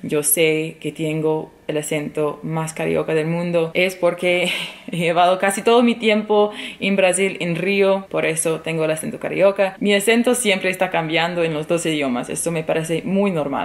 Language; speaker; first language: Spanish; non-native, fluent; English